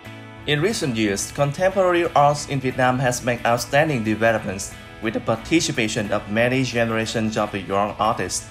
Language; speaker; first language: English; non-native, fluent; Vietnamese